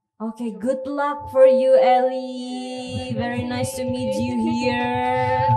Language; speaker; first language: English; non-native, fluent; Indonesian